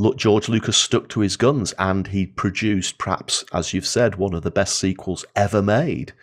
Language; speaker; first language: English; native; English